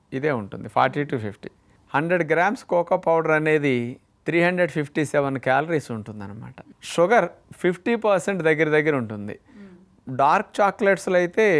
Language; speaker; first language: Telugu; native; Telugu